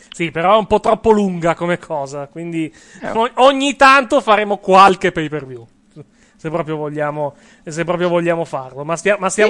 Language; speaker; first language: Italian; native; Italian